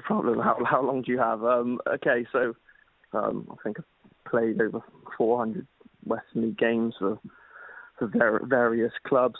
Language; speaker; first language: English; native; English